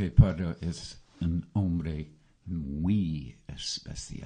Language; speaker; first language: Spanish; non-native, learner; English